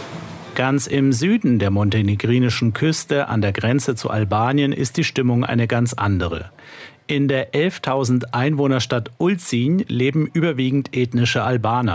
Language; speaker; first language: German; native; German